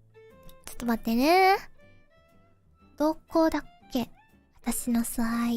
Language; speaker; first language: Japanese; non-native, learner; Indonesian